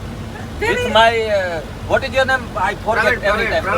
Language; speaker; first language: English; non-native, learner; Gujarati